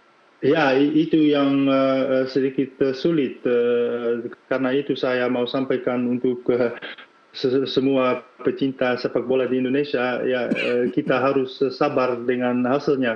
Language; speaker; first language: Indonesian; non-native, fluent; Dutch